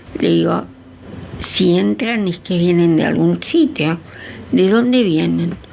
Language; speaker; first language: Spanish; native; Spanish